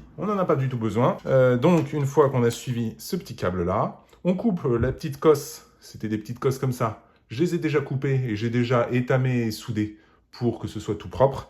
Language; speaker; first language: French; native; French